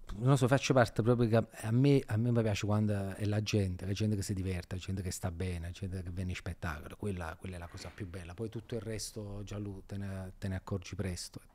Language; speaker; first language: Italian; native; Italian